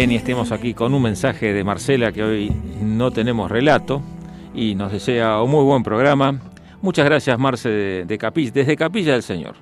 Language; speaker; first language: Spanish; native; Spanish